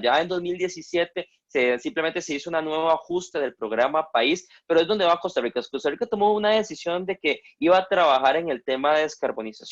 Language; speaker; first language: Spanish; native; Spanish